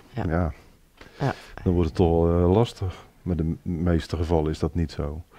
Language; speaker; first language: Dutch; native; Dutch